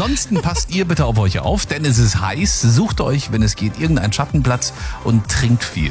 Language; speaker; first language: German; native; German